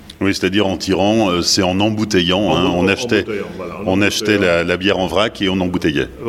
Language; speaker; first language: French; native; French